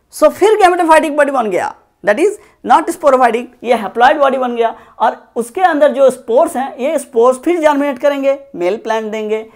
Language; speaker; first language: Hindi; non-native, local second language; Bangla